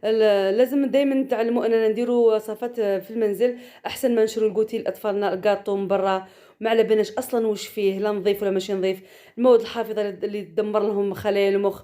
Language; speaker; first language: Arabic; native; Arabic